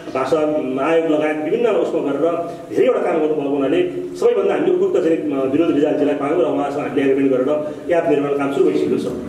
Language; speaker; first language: Nepali; non-native, local second language; Sherpa